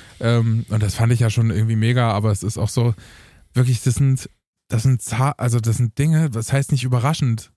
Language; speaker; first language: German; early bilingual, other home language; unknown